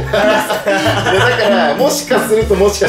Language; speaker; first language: Japanese; native; Japanese